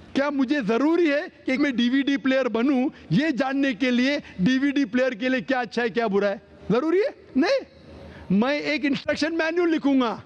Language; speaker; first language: Hindi; non-native, local second language; Konkani